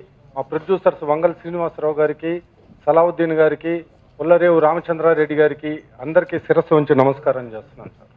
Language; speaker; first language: Telugu; native; Telugu